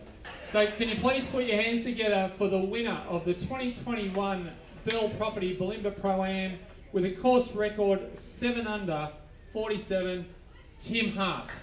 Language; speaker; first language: English; native; English